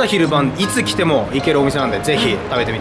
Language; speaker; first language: Japanese; native; Japanese